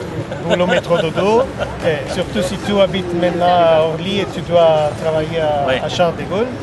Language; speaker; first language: French; non-native, fluent; Italian